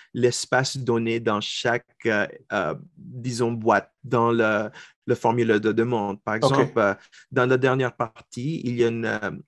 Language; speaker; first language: French; non-native, fluent; Filipino